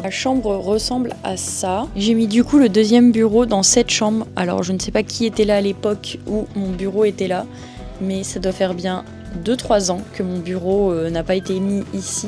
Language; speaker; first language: French; native; French